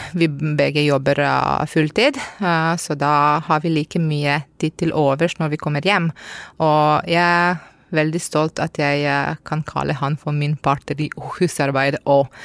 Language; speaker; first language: Norwegian; non-native, fluent; Romanian